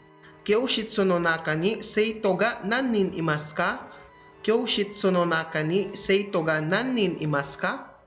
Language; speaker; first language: Japanese; non-native, fluent; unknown